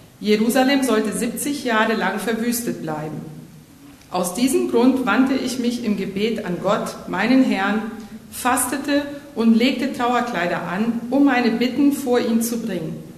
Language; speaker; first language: German; native; German